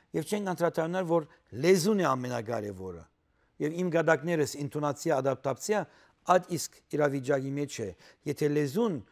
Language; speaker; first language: Armenian; early bilingual, heritage; Armenian